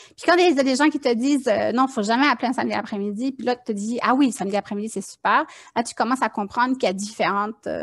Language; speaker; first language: French; native; French